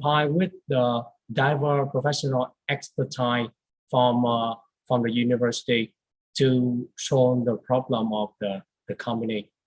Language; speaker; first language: English; non-native, learner; Vietnamese